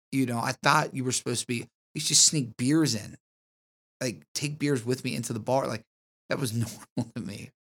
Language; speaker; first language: English; native; English